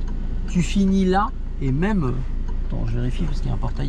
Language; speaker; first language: French; native; French